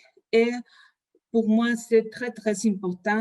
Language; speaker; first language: French; non-native, fluent; Spanish